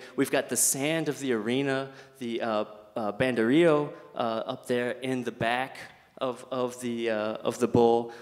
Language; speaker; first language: English; native; English